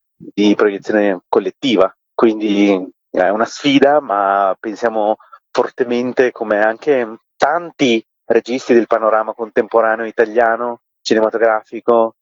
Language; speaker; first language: Italian; non-native, fluent; Sinhala